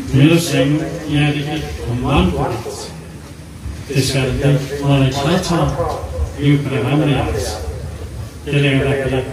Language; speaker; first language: Nepali; non-native, local second language; Limbu